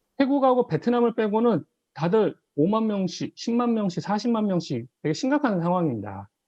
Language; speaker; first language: Korean; native; Korean